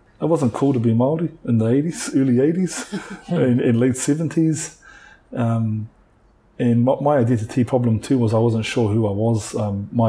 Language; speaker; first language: English; native; English